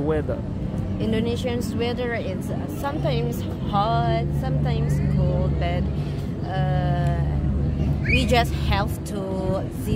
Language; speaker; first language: English; non-native, learner; Indonesian